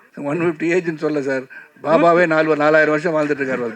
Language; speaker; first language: Tamil; native; Tamil